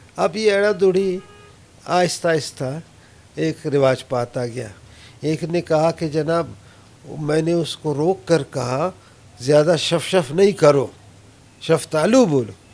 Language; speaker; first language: Urdu; non-native, local second language; Brahui